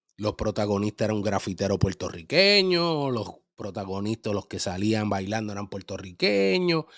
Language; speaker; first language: Spanish; early bilingual, heritage; Spanish